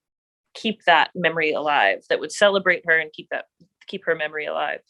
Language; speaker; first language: English; native; English